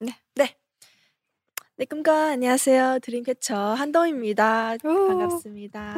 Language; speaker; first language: Korean; non-native, fluent; Chinese